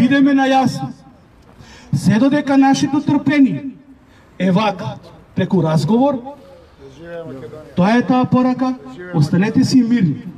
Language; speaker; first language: Macedonian; native; Macedonian